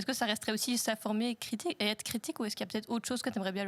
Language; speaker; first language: French; native; French